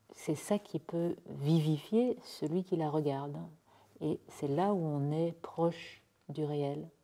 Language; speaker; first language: French; native; French